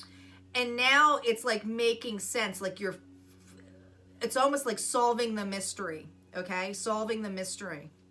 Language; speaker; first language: English; native; English